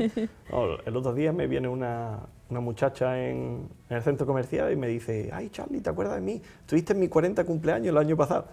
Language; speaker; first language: Spanish; native; Spanish